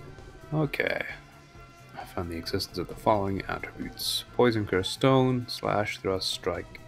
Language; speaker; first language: English; native; English